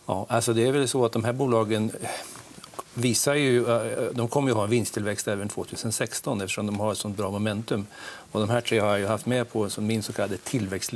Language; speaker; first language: Swedish; native; Swedish